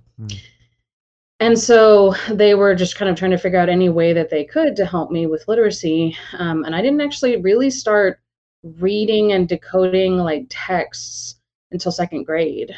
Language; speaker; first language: English; native; English